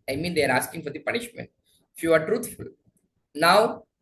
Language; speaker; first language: English; non-native, local second language; Tamil